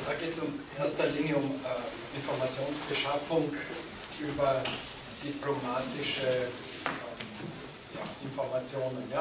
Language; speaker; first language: German; native; German